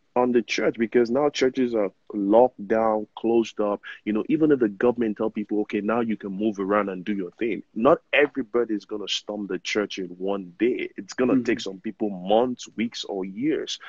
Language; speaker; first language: English; non-native, local second language; Yoruba